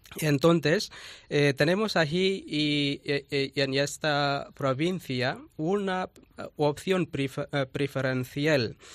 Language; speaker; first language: Spanish; non-native, fluent; Tamil